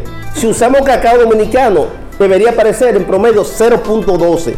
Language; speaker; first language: Spanish; native; Spanish